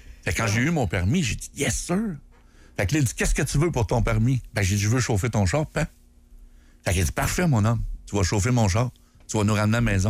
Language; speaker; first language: French; native; French